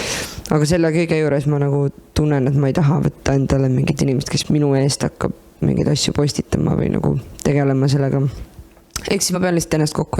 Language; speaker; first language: Estonian; native; Estonian